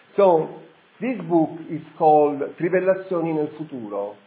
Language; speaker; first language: English; non-native, fluent; Italian